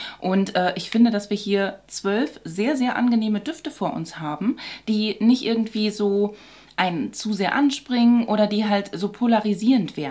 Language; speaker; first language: German; native; German